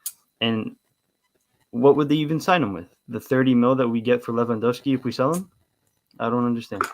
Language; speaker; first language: English; native; English